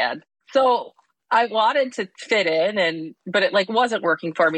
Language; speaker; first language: English; native; English